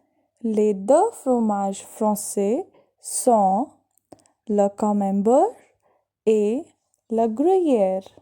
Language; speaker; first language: French; non-native, fluent; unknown